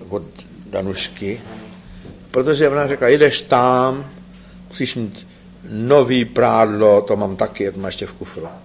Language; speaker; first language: Czech; native; Czech